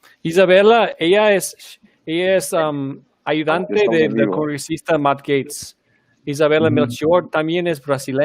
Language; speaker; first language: Spanish; non-native, fluent; English